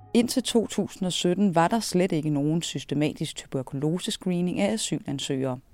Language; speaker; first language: Danish; native; Danish